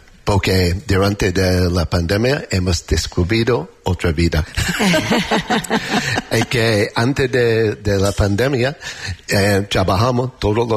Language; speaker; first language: Spanish; non-native, learner; English